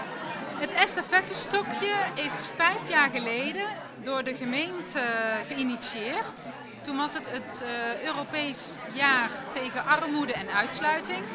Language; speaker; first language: Dutch; native; Dutch